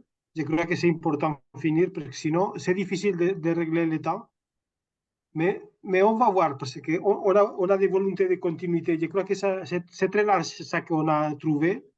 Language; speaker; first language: French; non-native, fluent; Catalan